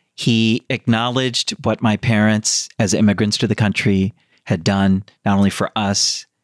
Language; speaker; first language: English; native; English